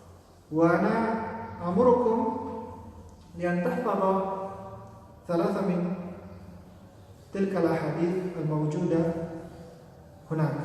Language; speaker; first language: Arabic; non-native, fluent; Indonesian